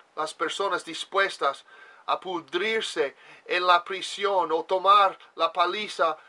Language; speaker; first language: Spanish; non-native, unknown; English